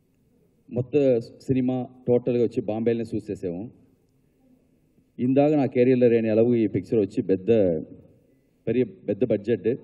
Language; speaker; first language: Telugu; non-native, learner; Tamil